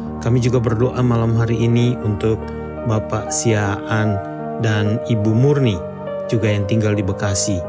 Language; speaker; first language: Indonesian; native; Indonesian